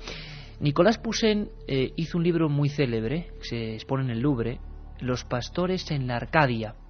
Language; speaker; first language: Spanish; native; Spanish